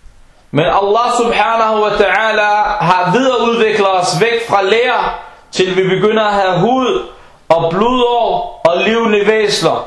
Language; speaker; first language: Danish; non-native, fluent; Arabic